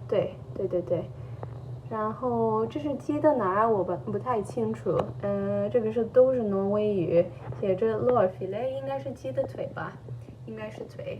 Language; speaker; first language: Chinese; early bilingual, heritage; Chinese